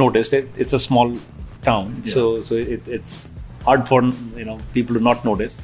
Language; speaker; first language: English; non-native, local second language; Hindi